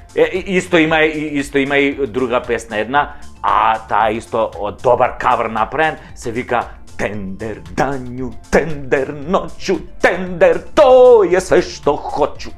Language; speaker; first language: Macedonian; native; Macedonian